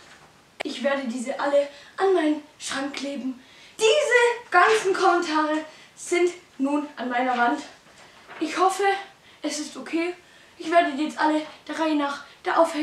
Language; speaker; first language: German; native; German